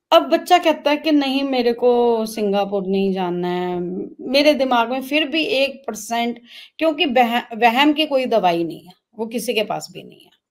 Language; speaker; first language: Hindi; non-native, local second language; Punjabi